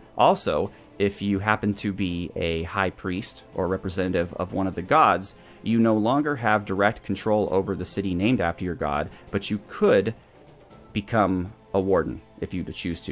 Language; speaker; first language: English; native; English